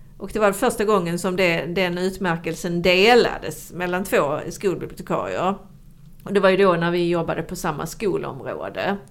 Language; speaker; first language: Swedish; native; Swedish